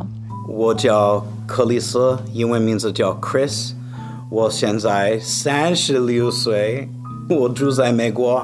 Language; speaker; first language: Chinese; non-native, fluent; English